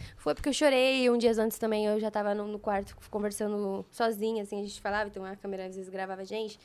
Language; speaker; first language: Portuguese; native; Portuguese